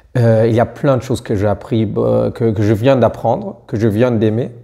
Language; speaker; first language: French; non-native, fluent; German